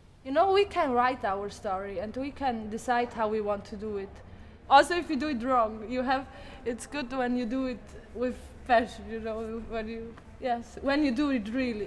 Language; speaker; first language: English; non-native, fluent; Italian